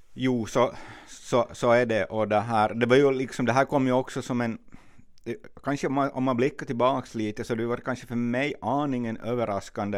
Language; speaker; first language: Swedish; native; Swedish